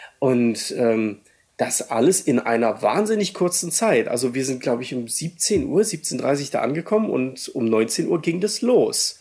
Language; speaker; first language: German; native; German